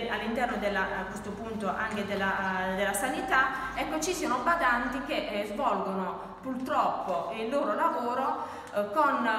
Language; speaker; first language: Italian; native; Italian